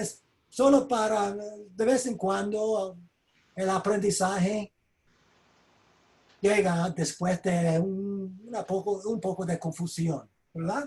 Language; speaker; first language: Spanish; non-native, fluent; English